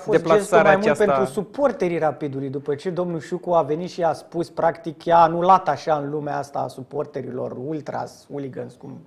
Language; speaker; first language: Romanian; native; Romanian